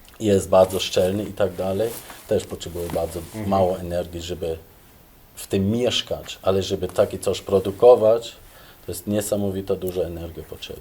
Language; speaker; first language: Polish; non-native, fluent; German